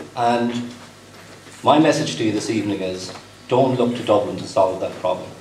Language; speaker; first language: English; native; English